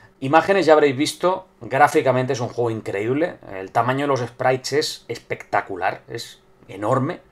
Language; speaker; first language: Spanish; native; Spanish